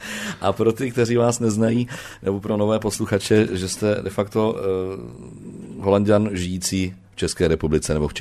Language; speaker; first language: Czech; native; Czech